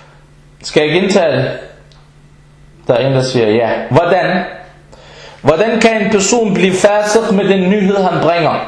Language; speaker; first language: Danish; early bilingual, other home language; Arabic